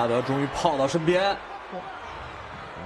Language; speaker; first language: Chinese; native; Chinese